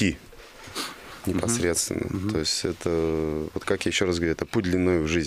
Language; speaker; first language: Russian; native; Russian